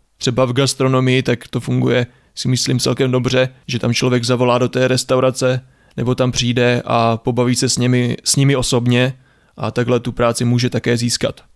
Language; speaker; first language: Czech; native; Czech